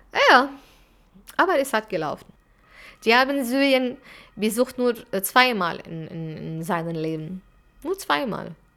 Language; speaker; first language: German; non-native, fluent; Arabic